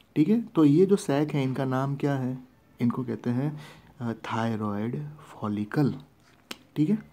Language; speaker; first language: Hindi; non-native, local second language; Gujarati